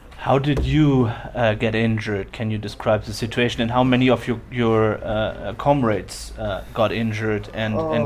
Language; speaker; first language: English; non-native, fluent; German